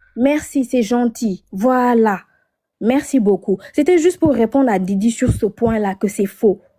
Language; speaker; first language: French; non-native, local second language; Wolof